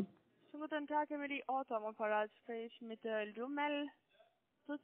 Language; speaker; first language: German; non-native, fluent; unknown